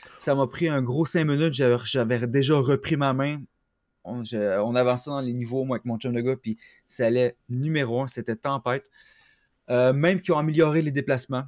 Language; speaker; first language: French; native; French